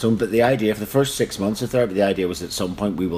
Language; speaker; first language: English; native; English